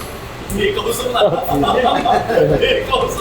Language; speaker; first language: Japanese; native; Japanese